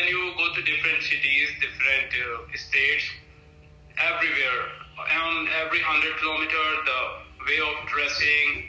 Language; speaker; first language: English; non-native, local second language; Hindi